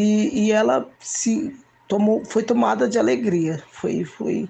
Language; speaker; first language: Portuguese; native; Portuguese